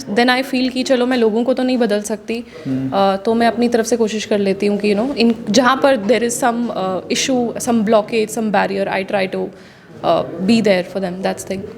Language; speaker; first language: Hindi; non-native, local second language; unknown